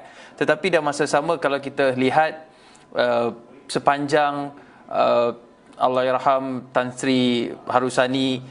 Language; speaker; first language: Malay; native; Malay